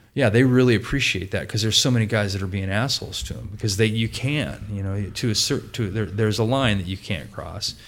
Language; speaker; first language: English; native; English